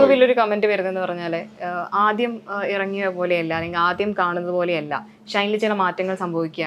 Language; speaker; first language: Malayalam; native; Malayalam